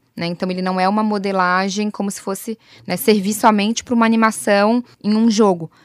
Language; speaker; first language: Portuguese; native; Portuguese